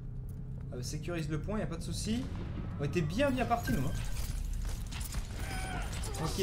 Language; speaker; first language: French; native; French